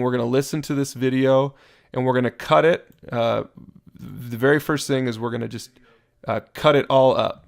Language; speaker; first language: English; native; English